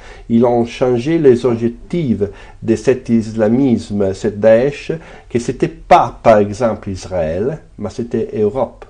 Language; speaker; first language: French; non-native, fluent; Italian